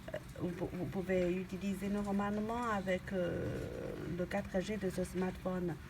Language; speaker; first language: French; non-native, learner; Chinese